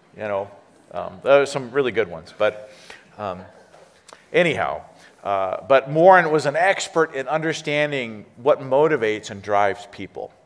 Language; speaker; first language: English; native; English